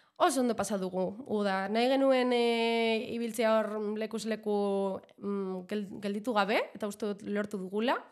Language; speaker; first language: Basque; non-native, local second language; Spanish